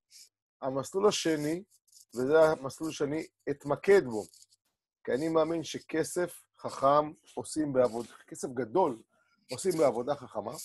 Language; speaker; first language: Hebrew; native; Hebrew